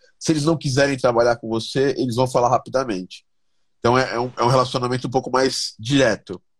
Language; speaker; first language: Portuguese; native; Portuguese